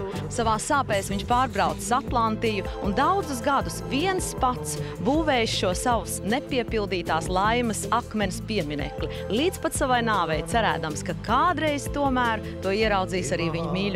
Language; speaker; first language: Latvian; native; Latvian